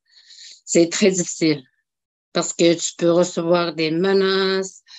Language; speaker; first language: French; non-native, local second language; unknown